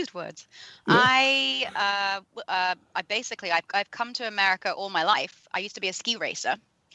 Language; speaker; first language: English; native; English